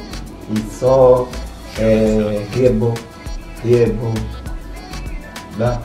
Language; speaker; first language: Russian; non-native, learner; Spanish